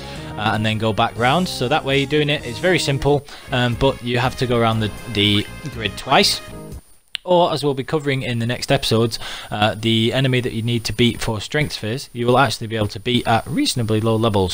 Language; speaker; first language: English; native; English